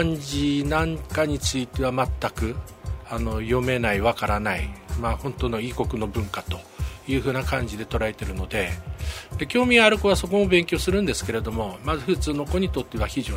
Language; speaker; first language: Japanese; native; Japanese